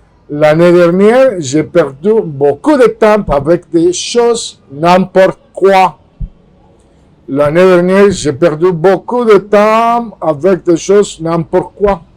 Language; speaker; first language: French; non-native, fluent; Spanish